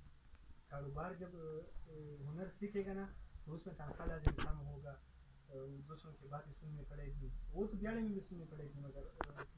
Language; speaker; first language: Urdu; non-native, local second language; Pashto